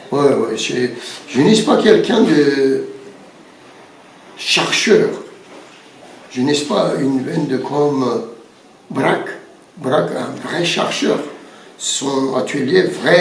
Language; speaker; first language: French; non-native, fluent; Turkish